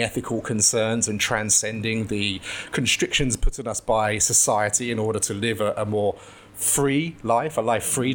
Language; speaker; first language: English; native; English